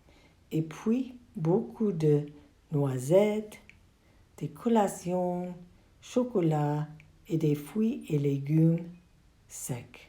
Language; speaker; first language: French; non-native, learner; English